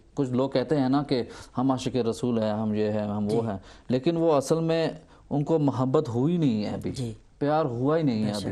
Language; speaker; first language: Urdu; early bilingual, heritage; Urdu